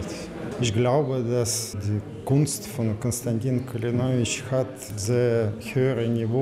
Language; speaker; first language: German; non-native, learner; Russian